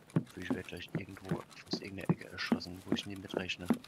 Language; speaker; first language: German; native; German